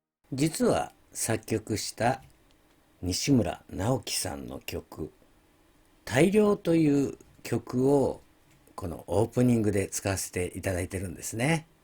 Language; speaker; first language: Japanese; native; Japanese